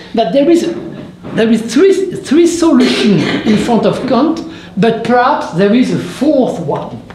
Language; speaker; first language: English; non-native, fluent; French